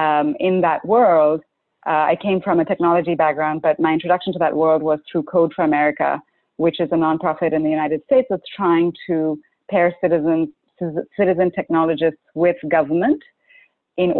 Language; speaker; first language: English; non-native, local second language; Urdu